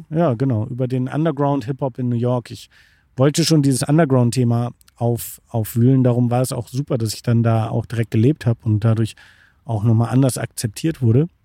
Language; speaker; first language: German; native; German